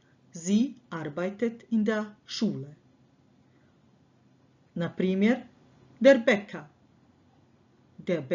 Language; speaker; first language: German; non-native, fluent; Croatian